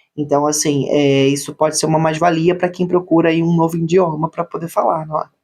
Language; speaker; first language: Portuguese; native; Portuguese